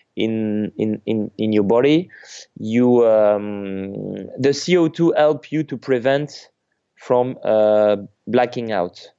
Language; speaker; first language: English; non-native, fluent; French